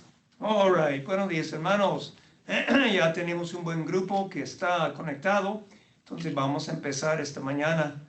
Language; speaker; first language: Spanish; non-native, fluent; English